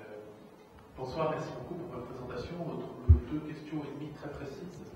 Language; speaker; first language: French; native; French